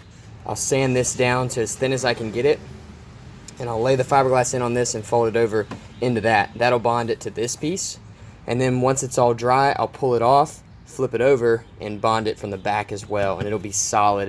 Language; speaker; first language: English; native; English